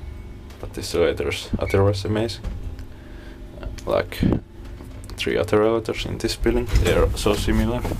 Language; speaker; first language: English; non-native, fluent; Finnish